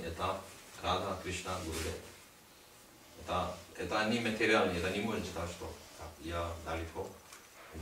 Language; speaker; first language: Russian; non-native, learner; Hindi